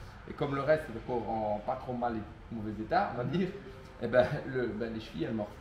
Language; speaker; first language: French; native; French